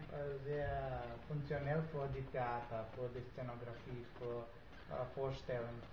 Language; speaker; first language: German; non-native, learner; Macedonian